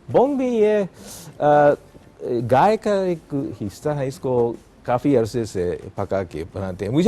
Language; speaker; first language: Hindi; non-native, fluent; Japanese